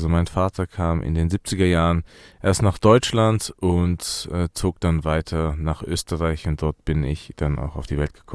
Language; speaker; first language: German; early bilingual, other home language; Persian